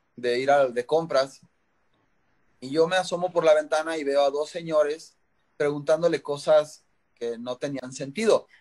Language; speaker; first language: Spanish; native; Spanish